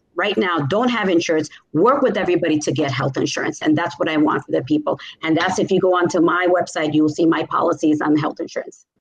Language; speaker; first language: English; native; English